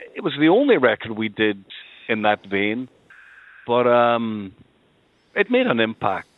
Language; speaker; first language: English; native; English